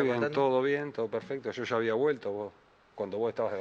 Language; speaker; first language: Spanish; native; Spanish